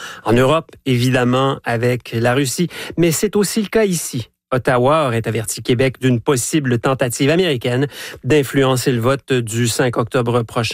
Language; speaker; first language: French; native; French